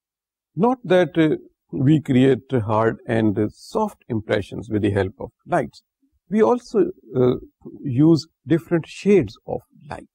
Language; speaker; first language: English; non-native, local second language; Urdu